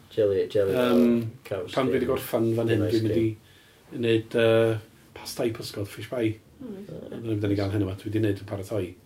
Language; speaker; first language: Welsh; native; Welsh